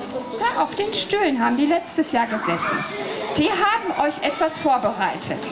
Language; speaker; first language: German; native; German